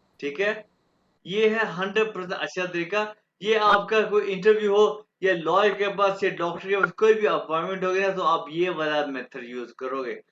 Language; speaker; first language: Urdu; non-native, local second language; Punjabi